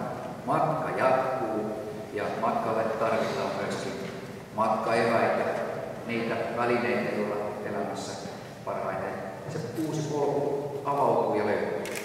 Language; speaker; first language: Finnish; native; Finnish